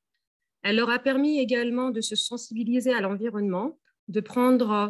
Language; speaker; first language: French; native; French